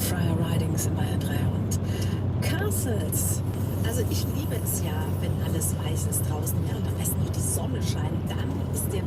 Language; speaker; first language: German; native; German